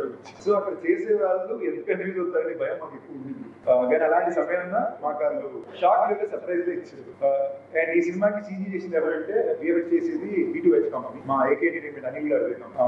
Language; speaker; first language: Telugu; native; Telugu